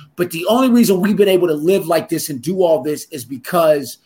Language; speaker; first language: English; native; English